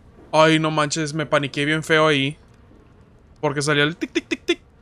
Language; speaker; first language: Spanish; early bilingual, heritage; Spanish